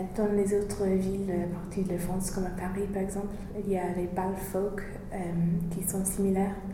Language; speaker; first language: French; non-native, fluent; English